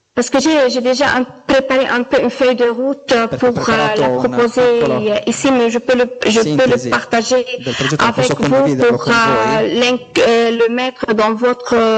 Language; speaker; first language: French; non-native, local second language; Arabic